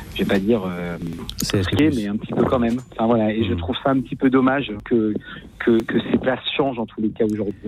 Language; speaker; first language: French; native; French